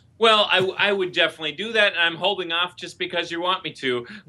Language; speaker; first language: English; native; English